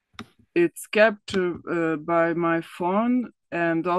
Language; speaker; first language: English; non-native, learner; Serbian